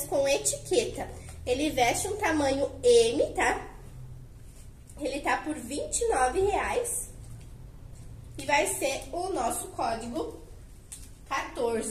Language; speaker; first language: Portuguese; native; Portuguese